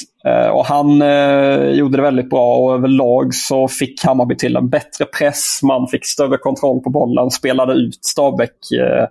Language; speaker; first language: Swedish; native; Swedish